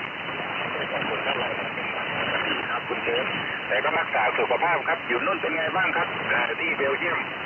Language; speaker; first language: Thai; native; Thai